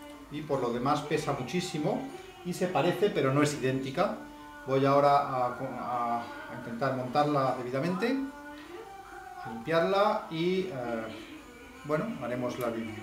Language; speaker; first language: Spanish; native; Spanish